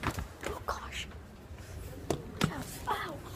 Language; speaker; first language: English; native; English